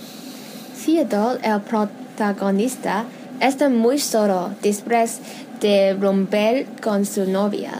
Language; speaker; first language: Spanish; non-native, learner; English